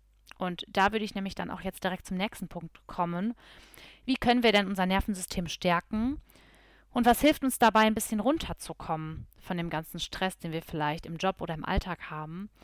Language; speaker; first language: German; native; German